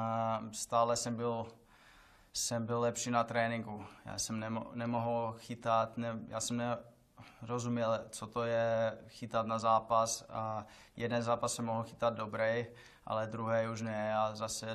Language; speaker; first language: Czech; non-native, learner; Finnish